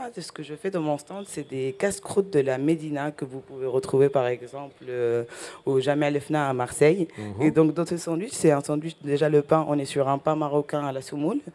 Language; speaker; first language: French; early bilingual, other home language; Spanish